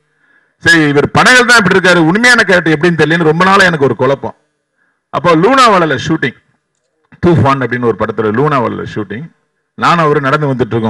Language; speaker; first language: Tamil; native; Tamil